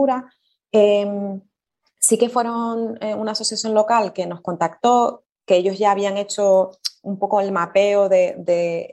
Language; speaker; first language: Spanish; native; Spanish